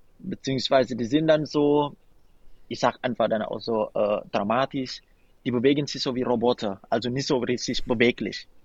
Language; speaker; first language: German; non-native, fluent; Indonesian